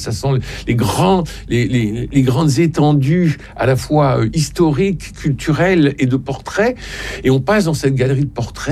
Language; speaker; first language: French; native; French